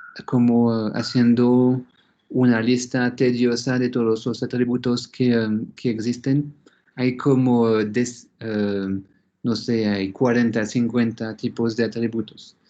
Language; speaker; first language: Spanish; non-native, fluent; French